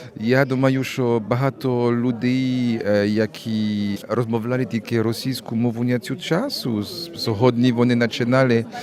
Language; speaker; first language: Ukrainian; non-native, learner; French